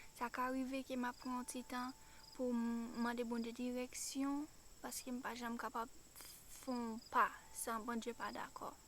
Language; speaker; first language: Haitian Creole; non-native, fluent; English